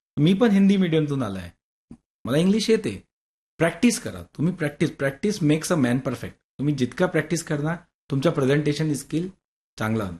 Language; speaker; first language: Marathi; non-native, local second language; Hindi